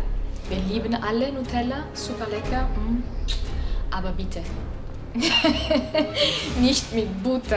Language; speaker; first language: German; non-native, learner; Italian